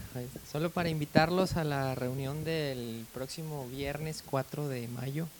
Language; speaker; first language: Spanish; native; Spanish